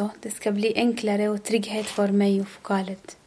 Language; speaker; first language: Swedish; non-native, learner; Arabic